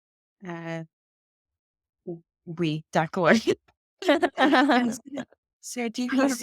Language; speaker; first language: French; non-native, learner; English